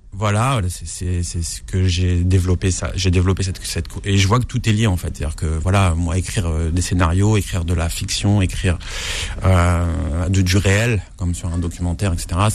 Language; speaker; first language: French; native; French